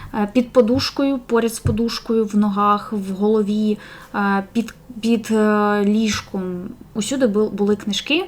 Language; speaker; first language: Ukrainian; non-native, local second language; Russian